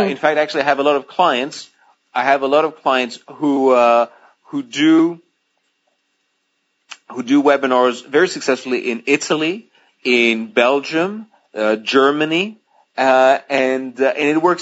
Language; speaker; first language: English; non-native, fluent; Greek